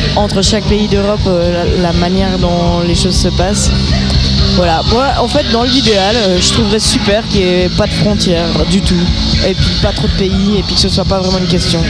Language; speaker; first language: French; native; French